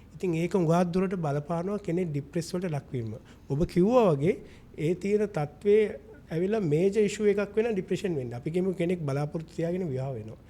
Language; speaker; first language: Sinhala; non-native, local second language; Malay